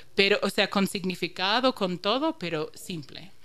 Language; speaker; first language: Spanish; non-native, fluent; English